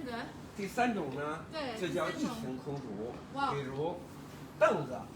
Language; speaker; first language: Chinese; native; Chinese